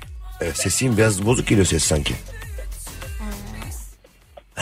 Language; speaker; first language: Turkish; native; Turkish